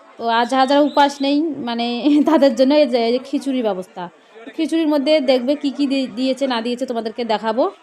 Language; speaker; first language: Bangla; non-native, local second language; Rangpuri